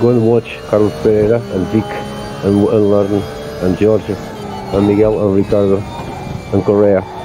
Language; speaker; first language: English; non-native, fluent; Portuguese